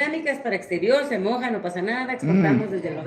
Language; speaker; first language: Spanish; native; Spanish